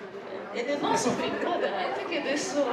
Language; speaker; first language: Swedish; non-native, fluent; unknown